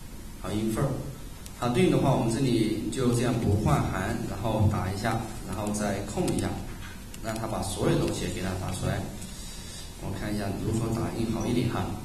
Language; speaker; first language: Chinese; native; Chinese